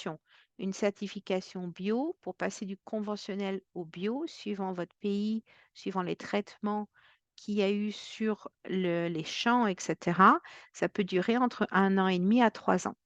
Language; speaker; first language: French; native; French